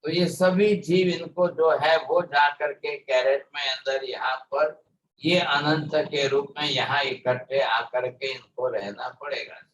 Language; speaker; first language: Hindi; non-native, local second language; Gujarati